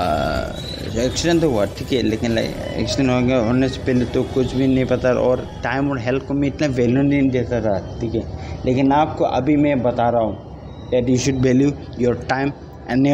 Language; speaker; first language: Hindi; non-native, local second language; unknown